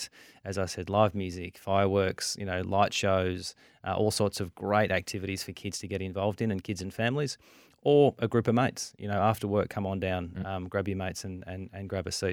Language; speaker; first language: English; native; English